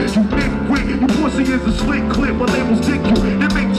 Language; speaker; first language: English; native; English